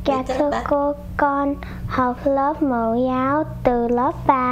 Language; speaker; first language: Vietnamese; early bilingual, heritage; Vietnamese